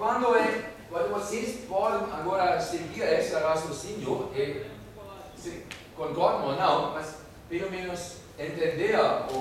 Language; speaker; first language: Portuguese; non-native, fluent; German